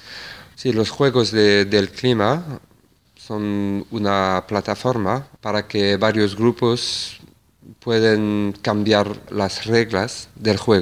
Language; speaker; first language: Spanish; non-native, fluent; French